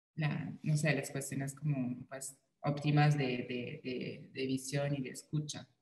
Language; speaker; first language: Spanish; non-native, fluent; French